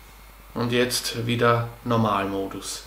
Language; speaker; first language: German; native; German